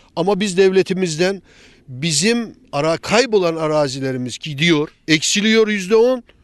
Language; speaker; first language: Turkish; native; Turkish